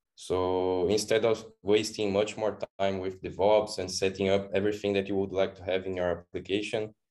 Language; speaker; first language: English; non-native, fluent; Portuguese